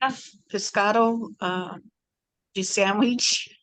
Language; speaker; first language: Spanish; non-native, learner; English